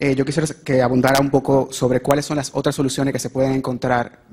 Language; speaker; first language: Spanish; native; Spanish